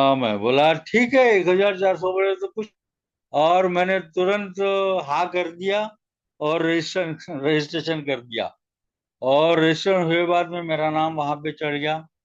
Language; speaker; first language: Hindi; non-native, local second language; Marathi